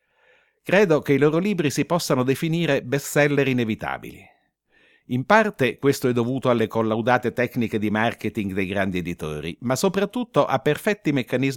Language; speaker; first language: Italian; native; Italian